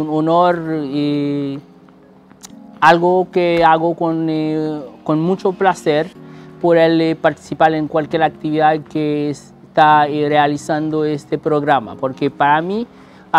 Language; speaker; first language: Spanish; non-native, fluent; Haitian Creole